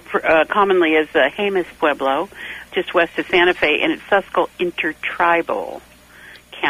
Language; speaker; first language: English; native; English